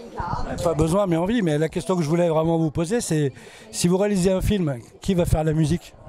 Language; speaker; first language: French; native; French